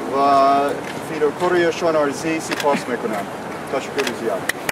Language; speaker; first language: Tajik; non-native, learner; English